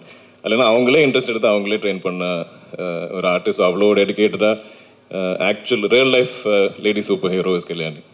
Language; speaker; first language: Tamil; non-native, local second language; Malayalam